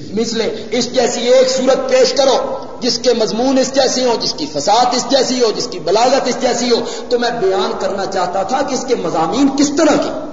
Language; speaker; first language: Urdu; non-native, local second language; Punjabi